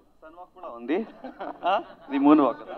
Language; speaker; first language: Telugu; non-native, learner; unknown